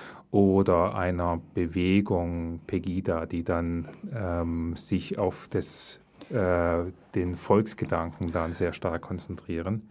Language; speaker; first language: German; native; German